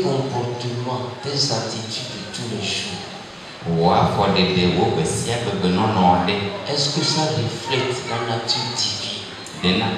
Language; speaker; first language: French; non-native, local second language; Ewe